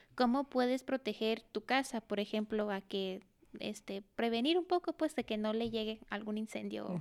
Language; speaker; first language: Spanish; native; Spanish